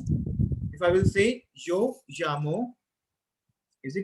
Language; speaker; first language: Spanish; non-native, fluent; Hindi